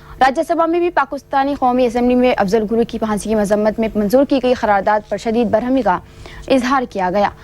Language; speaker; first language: Urdu; native; Urdu